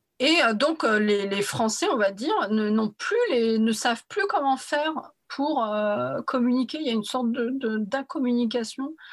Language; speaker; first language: French; early bilingual, other home language; Arabic